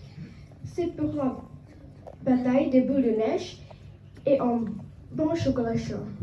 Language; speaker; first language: French; non-native, learner; Czech